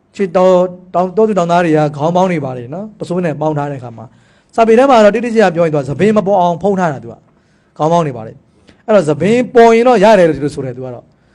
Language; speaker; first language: Burmese; native; Burmese